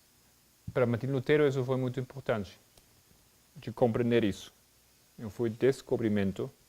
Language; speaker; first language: Portuguese; non-native, fluent; German